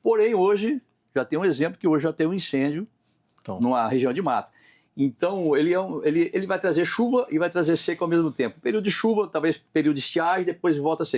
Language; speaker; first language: Portuguese; native; Portuguese